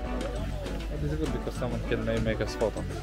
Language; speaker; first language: English; non-native, learner; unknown